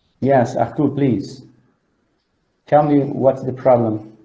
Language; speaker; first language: English; non-native, fluent; Portuguese